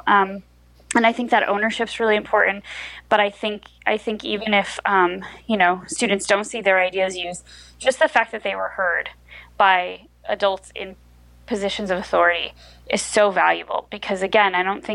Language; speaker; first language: English; native; English